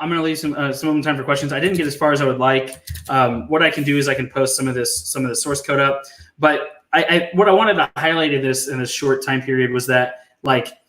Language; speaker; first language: English; native; English